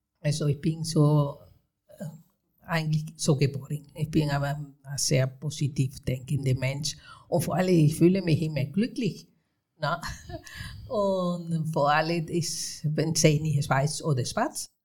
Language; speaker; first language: German; non-native, fluent; Spanish